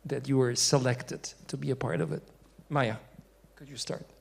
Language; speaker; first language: English; non-native, fluent; Polish